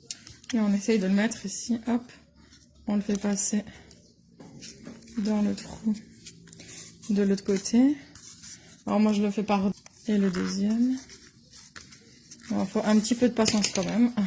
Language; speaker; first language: French; native; French